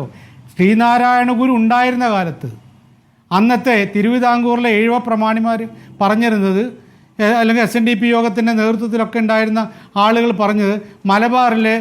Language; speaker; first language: Malayalam; native; Malayalam